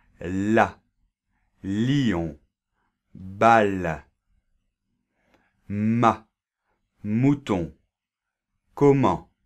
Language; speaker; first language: French; native; French